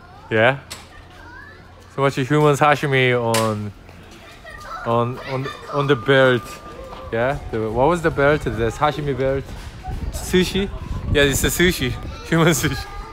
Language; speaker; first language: English; non-native, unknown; Korean